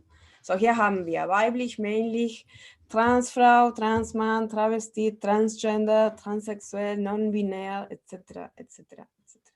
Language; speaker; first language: German; non-native, fluent; Spanish